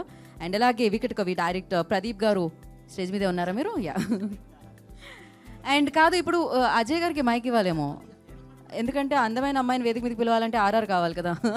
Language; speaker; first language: Telugu; native; Telugu